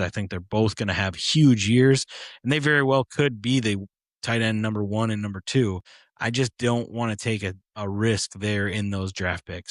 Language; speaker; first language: English; native; English